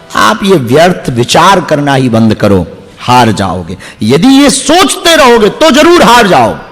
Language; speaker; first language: Hindi; native; Hindi